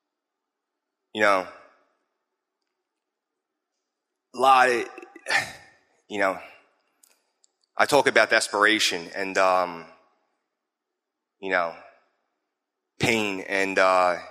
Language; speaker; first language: English; native; English